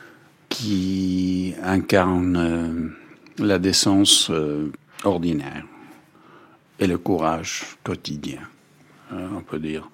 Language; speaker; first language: French; non-native, fluent; English